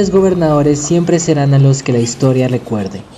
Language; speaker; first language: Spanish; native; Spanish